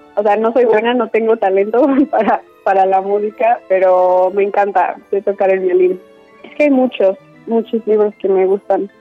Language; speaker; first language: Spanish; native; Spanish